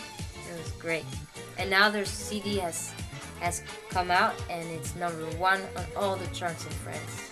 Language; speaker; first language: English; non-native, fluent; French